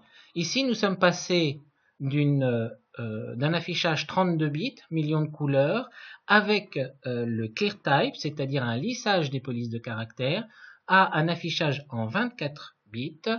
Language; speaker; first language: French; native; French